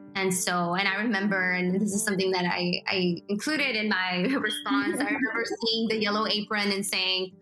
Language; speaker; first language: English; native; English